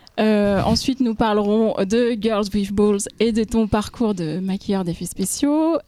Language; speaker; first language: French; native; French